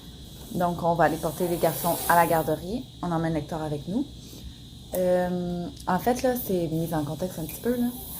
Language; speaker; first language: French; native; French